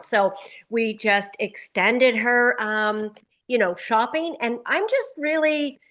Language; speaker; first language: English; native; English